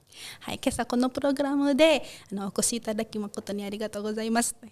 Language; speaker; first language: Japanese; non-native, fluent; Indonesian